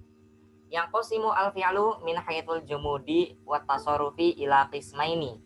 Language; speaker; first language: Arabic; non-native, learner; Indonesian